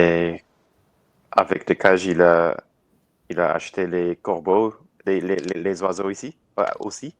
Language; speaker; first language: French; non-native, learner; English